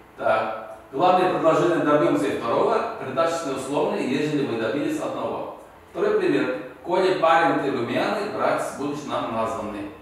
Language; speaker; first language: Russian; non-native, local second language; Uzbek